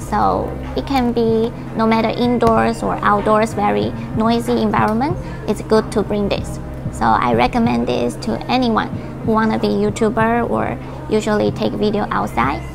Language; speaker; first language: English; non-native, learner; Chinese